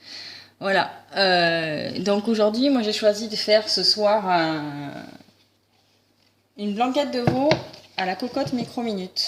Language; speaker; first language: French; native; French